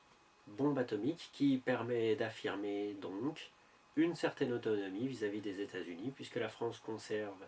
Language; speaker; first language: French; native; French